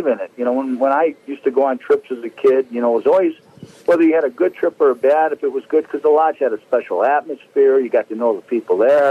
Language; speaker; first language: English; native; English